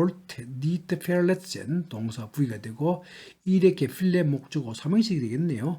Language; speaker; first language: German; non-native, learner; Korean